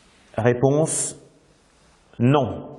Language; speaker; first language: French; native; French